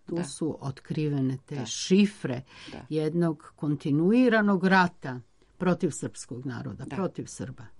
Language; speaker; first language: Serbian; native; Serbian